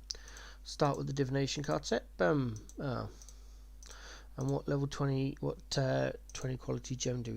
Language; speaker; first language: English; native; English